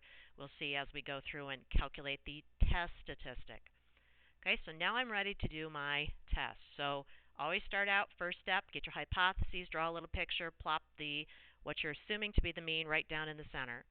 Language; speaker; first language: English; native; English